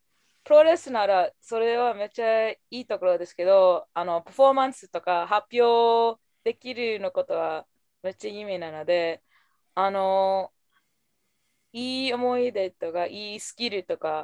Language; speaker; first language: Japanese; non-native, fluent; English